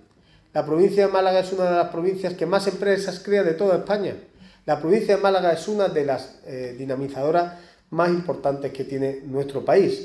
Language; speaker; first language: Spanish; native; Spanish